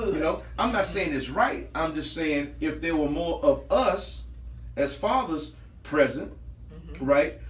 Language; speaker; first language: English; native; English